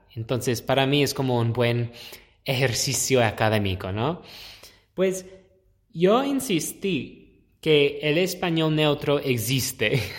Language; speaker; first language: Spanish; non-native, fluent; English